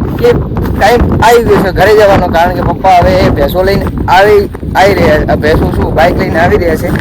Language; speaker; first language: Gujarati; native; Gujarati